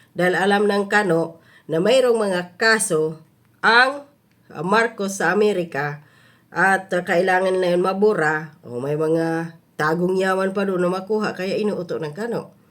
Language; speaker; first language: Filipino; non-native, local second language; Cebuano